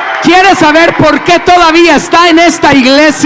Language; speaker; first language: Spanish; native; Spanish